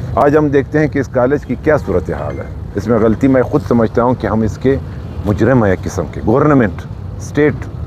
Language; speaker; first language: Urdu; non-native, local second language; Pashto